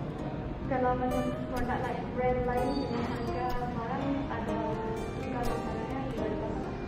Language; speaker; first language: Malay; non-native, local second language; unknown